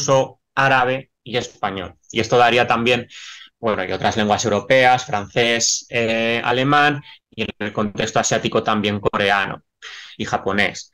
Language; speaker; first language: Spanish; native; Spanish